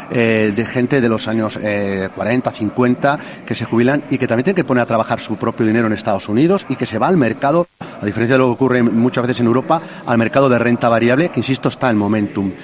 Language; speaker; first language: Spanish; native; Spanish